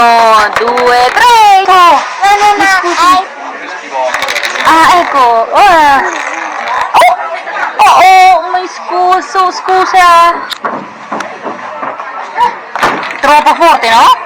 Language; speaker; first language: Italian; non-native, learner; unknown